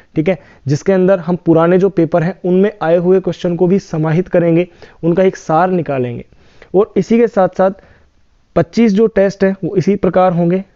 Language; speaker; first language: Hindi; native; Hindi